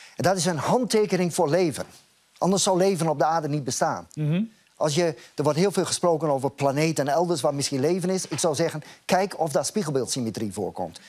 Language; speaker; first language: Dutch; native; Dutch